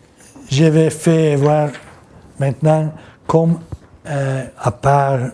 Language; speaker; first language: French; non-native, learner; Italian